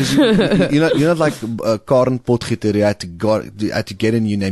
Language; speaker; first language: English; non-native, local second language; Afrikaans